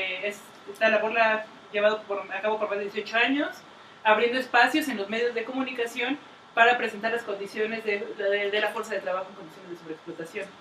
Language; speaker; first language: Spanish; native; Spanish